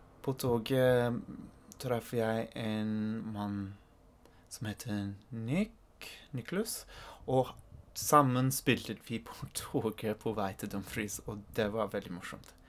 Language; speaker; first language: Norwegian; non-native, learner; English